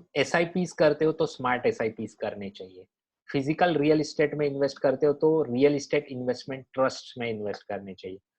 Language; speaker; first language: Hindi; non-native, local second language; Marathi